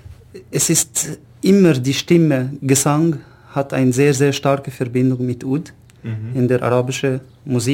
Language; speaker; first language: German; non-native, learner; Arabic